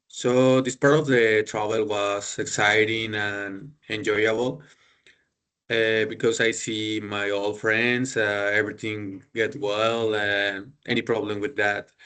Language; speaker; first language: English; non-native, learner; Spanish